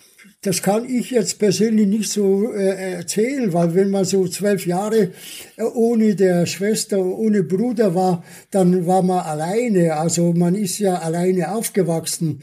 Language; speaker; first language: German; early bilingual, other home language; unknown